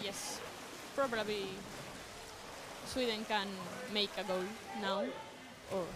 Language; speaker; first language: English; non-native, learner; Spanish